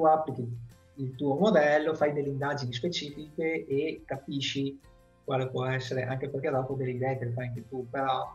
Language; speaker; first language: Italian; native; Italian